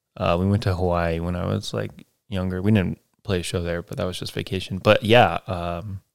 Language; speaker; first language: English; native; English